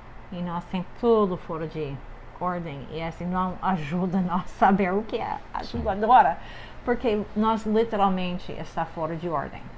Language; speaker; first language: Portuguese; non-native, fluent; English